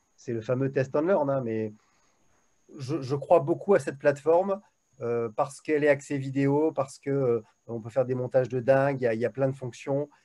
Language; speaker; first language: French; native; French